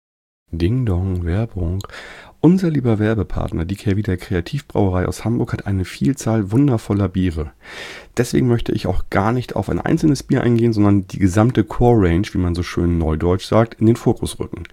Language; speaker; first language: German; native; German